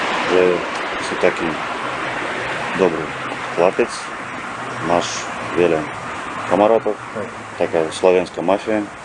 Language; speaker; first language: Slovak; non-native, learner; Russian